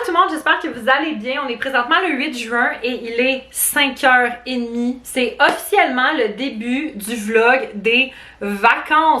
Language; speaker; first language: French; native; French